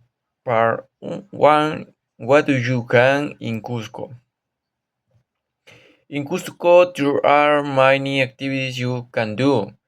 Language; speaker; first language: English; non-native, learner; Spanish